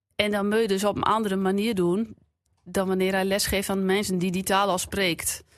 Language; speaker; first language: Dutch; native; Dutch